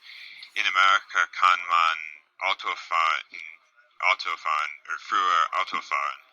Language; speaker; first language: German; non-native, learner; English